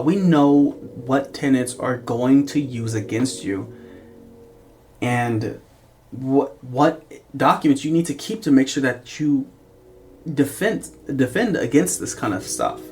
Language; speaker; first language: English; native; English